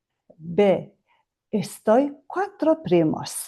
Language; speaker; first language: Spanish; non-native, fluent; Mongolian